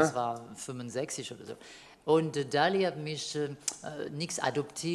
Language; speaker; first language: German; non-native, learner; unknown